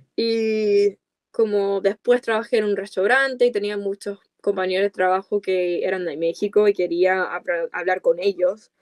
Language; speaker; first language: Spanish; non-native, fluent; English